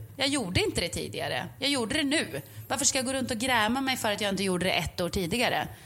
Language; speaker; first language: Swedish; native; Swedish